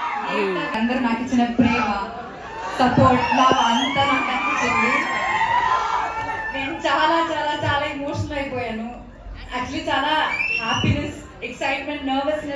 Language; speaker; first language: Telugu; non-native, fluent; Malayalam